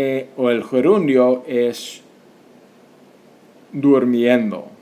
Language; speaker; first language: Spanish; non-native, fluent; English